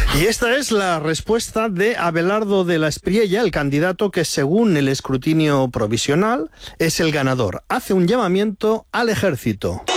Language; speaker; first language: Spanish; native; Spanish